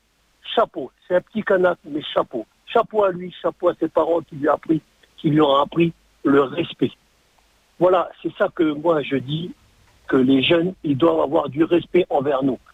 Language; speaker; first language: French; native; French